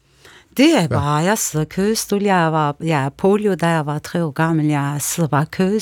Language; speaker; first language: Danish; non-native, learner; Kurdish